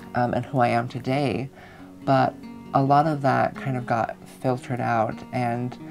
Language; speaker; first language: English; native; English